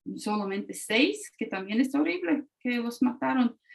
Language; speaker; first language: Spanish; non-native, fluent; Latvian